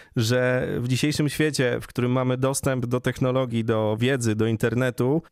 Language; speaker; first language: Polish; native; Polish